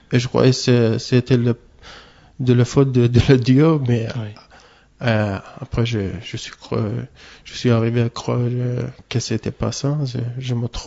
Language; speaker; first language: French; non-native, learner; Arabic